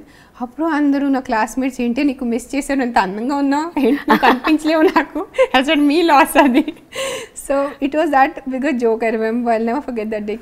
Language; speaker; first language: Telugu; non-native, local second language; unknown